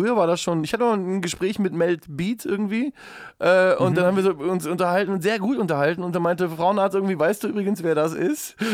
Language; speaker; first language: German; native; German